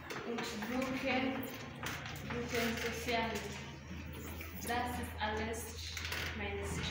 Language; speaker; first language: German; non-native, learner; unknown